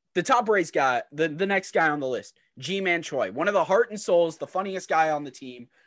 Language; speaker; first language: English; native; English